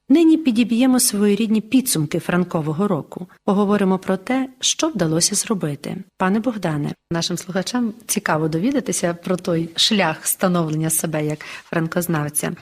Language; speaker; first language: Ukrainian; native; Ukrainian